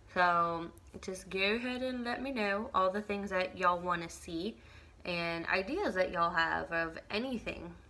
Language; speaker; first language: English; native; English